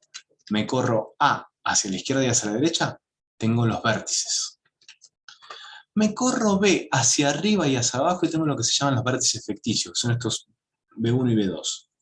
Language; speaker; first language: Spanish; native; Spanish